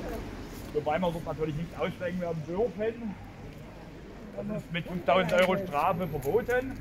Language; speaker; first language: German; native; German